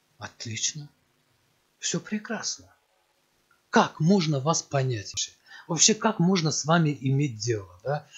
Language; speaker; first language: Russian; non-native, local second language; Azerbaijani